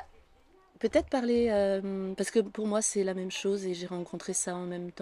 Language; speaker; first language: French; native; French